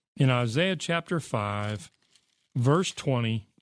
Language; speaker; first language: English; native; English